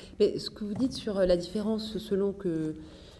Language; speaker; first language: French; native; French